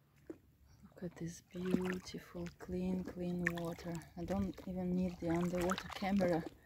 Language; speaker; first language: English; non-native, fluent; Russian